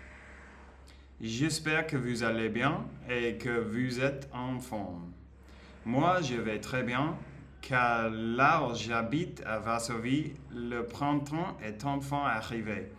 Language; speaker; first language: French; non-native, learner; Spanish